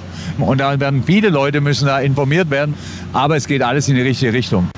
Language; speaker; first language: German; native; German